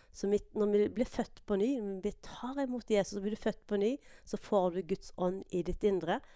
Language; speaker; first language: Norwegian; native; Norwegian